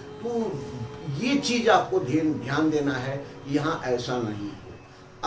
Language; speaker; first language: Hindi; native; Hindi